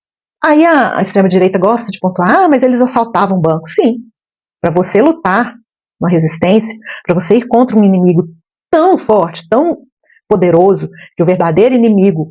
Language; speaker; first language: Portuguese; native; Portuguese